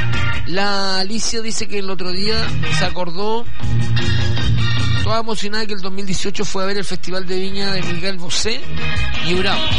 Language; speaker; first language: Spanish; native; Spanish